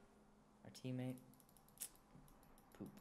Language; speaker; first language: English; native; English